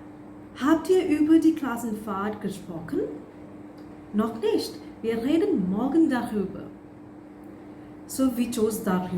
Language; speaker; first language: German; non-native, fluent; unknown